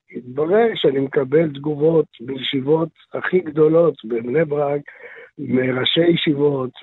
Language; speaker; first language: Hebrew; early bilingual, other home language; Arabic